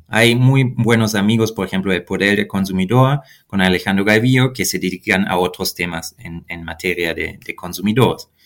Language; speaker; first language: Spanish; non-native, fluent; German